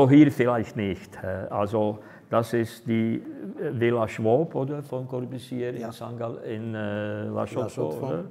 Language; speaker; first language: German; non-native, fluent; Czech